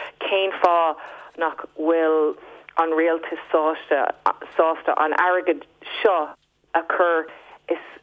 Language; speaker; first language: Irish; non-native, local second language; English